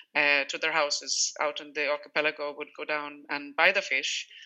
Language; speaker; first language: English; non-native, fluent; Swedish